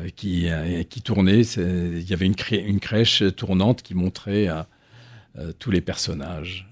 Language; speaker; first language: French; native; French